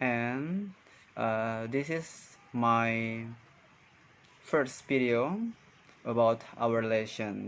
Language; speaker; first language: English; non-native, fluent; Indonesian